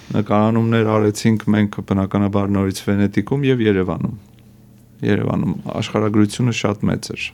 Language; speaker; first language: Armenian; native; Armenian